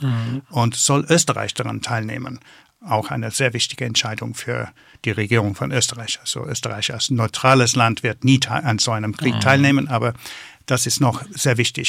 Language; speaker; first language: German; non-native, fluent; English